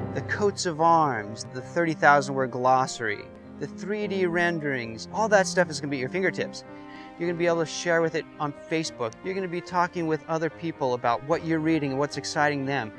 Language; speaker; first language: English; native; English